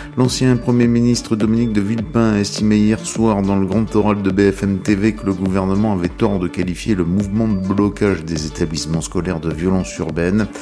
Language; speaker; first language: French; native; French